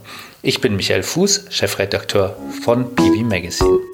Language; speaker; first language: German; native; German